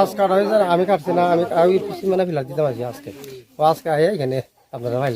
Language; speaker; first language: Bangla; non-native, local second language; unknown